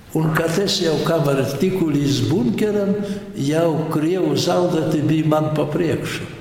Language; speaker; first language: Latvian; non-native, local second language; Polish